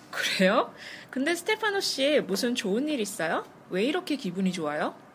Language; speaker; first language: Korean; native; Korean